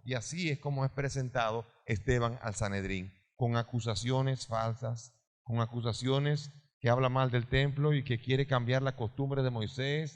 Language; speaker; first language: Spanish; native; Spanish